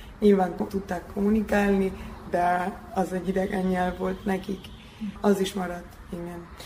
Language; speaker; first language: Hungarian; early bilingual, heritage; Hungarian